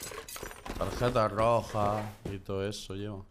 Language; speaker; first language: Spanish; native; Spanish